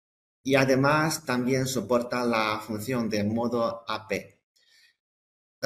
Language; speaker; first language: Spanish; non-native, fluent; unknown